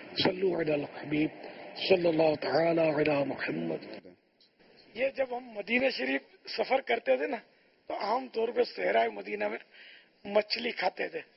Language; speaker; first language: Urdu; non-native, local second language; Memoni